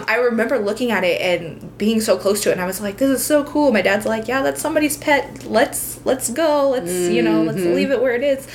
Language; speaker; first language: English; native; English